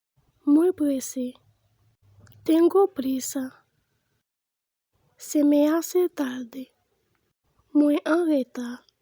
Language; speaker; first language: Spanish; non-native, fluent; Haitian Creole